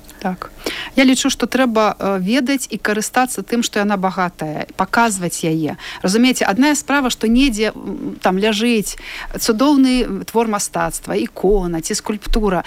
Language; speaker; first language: Belarusian; non-native, local second language; Russian